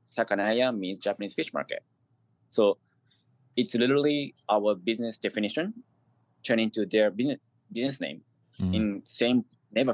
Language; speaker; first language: English; non-native, fluent; Japanese